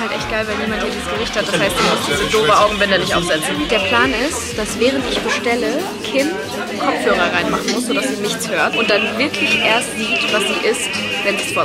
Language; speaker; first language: German; native; German